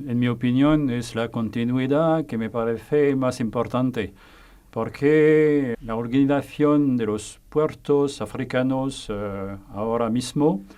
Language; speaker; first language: Spanish; non-native, fluent; French